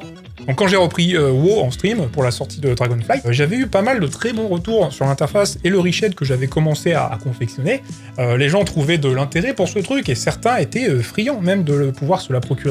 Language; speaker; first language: French; native; French